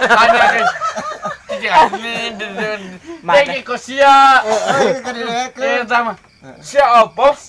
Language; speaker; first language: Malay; non-native, local second language; Sundanese